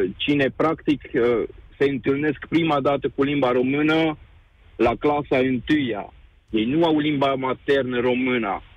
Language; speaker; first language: Romanian; non-native, local second language; Hungarian